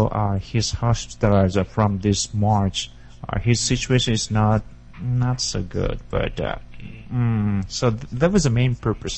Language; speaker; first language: English; non-native, learner; Japanese